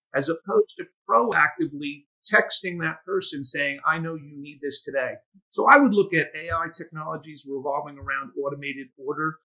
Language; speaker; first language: English; native; English